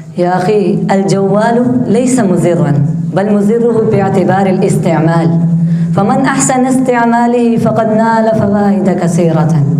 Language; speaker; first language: Arabic; non-native, learner; Urdu